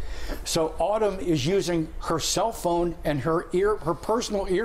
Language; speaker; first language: English; native; English